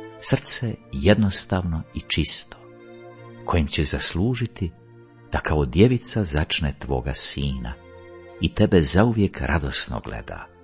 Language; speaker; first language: Croatian; native; Croatian